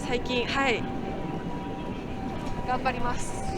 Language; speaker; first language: Japanese; native; Japanese